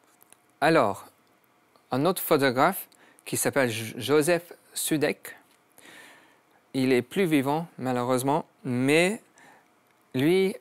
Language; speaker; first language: French; non-native, learner; English